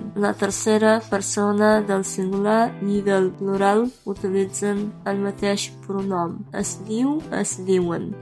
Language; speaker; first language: Catalan; non-native, fluent; Romanian